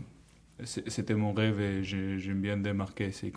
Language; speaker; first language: French; non-native, learner; Georgian